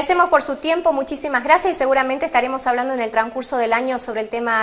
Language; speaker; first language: Spanish; native; Spanish